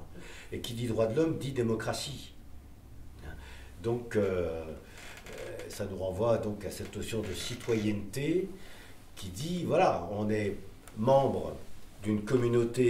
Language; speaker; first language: French; native; French